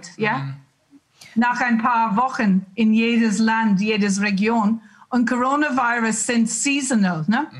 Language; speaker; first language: German; non-native, learner; English